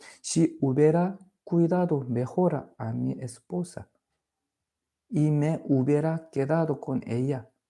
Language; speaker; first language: Spanish; non-native, learner; Korean